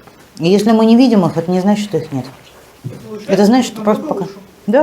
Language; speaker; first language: Russian; native; Russian